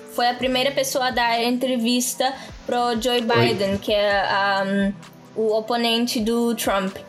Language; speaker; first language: Portuguese; non-native, local second language; Kabuverdianu